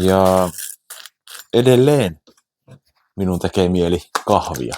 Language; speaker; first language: Finnish; native; Finnish